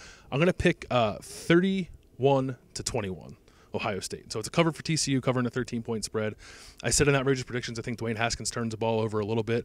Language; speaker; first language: English; native; English